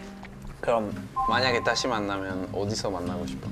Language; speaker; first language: Korean; non-native, local second language; French